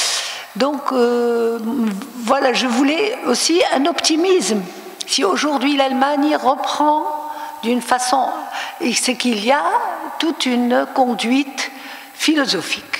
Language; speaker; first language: French; non-native, local second language; Arabic